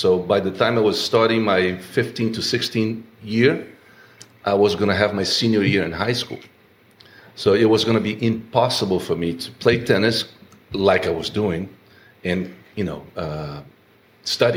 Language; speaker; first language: English; non-native, fluent; Portuguese